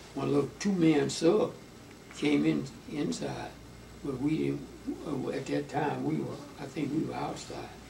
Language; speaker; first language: English; native; English